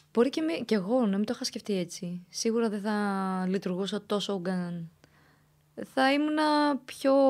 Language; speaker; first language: Greek; early bilingual, other home language; Romanian